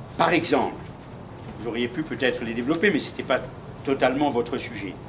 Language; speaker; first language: French; native; French